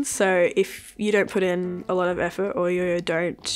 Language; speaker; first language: English; native; English